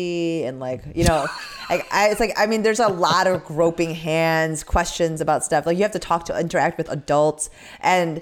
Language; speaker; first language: English; early bilingual, other home language; Korean